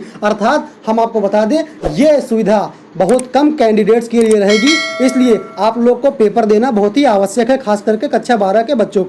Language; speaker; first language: Hindi; native; Hindi